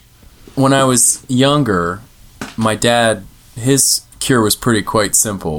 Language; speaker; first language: English; native; English